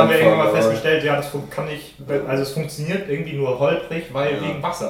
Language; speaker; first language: German; native; German